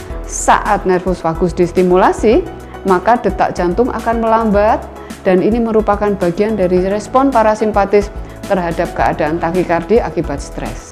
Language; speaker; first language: Indonesian; native; Indonesian